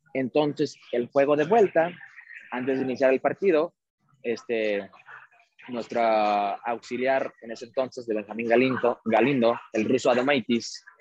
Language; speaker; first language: Spanish; early bilingual, heritage; Spanish